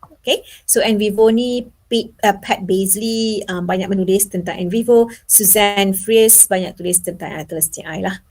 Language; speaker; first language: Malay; native; Malay